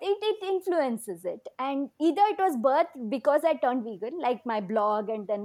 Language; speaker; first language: English; non-native, local second language; Kannada